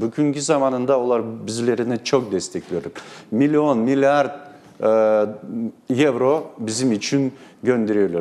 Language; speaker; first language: Turkish; non-native, learner; Crimean Tatar